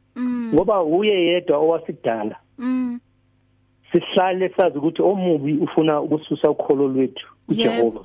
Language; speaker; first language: Zulu; native; Zulu